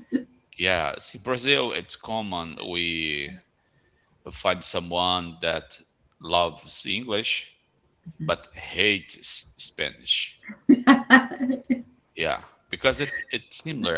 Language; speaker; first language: English; non-native, fluent; Portuguese